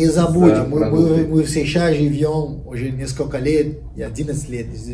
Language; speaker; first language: Russian; non-native, learner; Portuguese